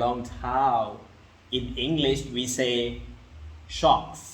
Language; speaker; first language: English; non-native, learner; Lao